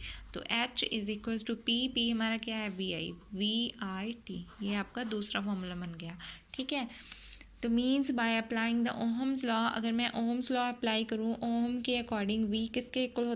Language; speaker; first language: Hindi; native; Hindi